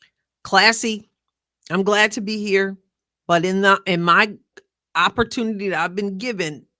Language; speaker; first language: English; native; English